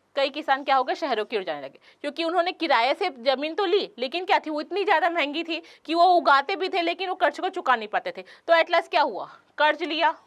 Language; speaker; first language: Hindi; native; Hindi